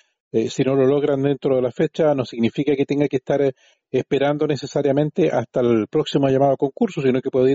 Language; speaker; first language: Spanish; native; Spanish